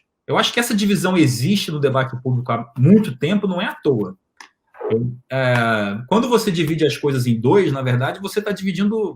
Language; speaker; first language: Portuguese; native; Portuguese